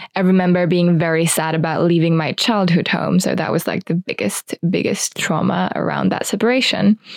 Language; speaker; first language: English; non-native, fluent; Finnish